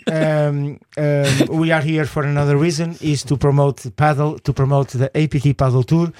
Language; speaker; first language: English; non-native, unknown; Portuguese